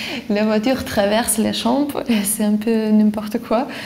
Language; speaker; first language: French; non-native, fluent; Lithuanian